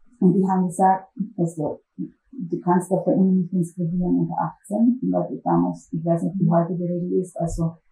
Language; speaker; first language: German; non-native, fluent; Slovenian